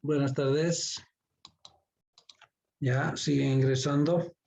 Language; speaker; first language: Spanish; native; Spanish